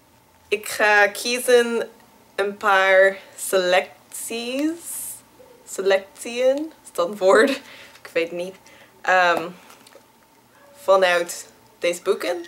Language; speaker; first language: Dutch; non-native, learner; English